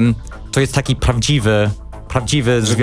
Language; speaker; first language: Polish; non-native, learner; English